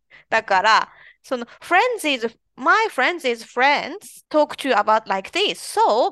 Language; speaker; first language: English; non-native, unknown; Japanese